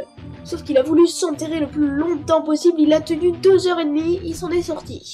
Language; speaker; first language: French; native; French